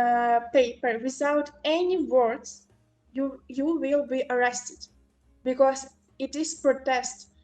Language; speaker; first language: English; non-native, local second language; Ukrainian